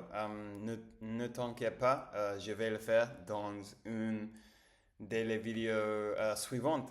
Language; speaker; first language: French; non-native, learner; Spanish